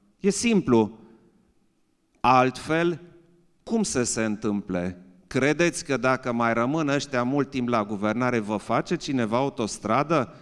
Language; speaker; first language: Romanian; non-native, local second language; German